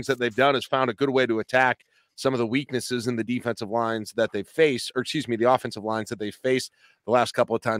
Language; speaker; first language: English; native; English